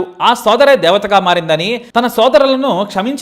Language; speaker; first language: Telugu; native; Telugu